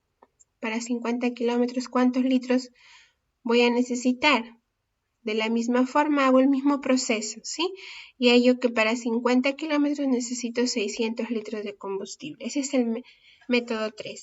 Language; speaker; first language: Spanish; native; Spanish